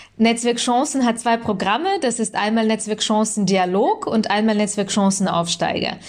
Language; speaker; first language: German; early bilingual, other home language; Russian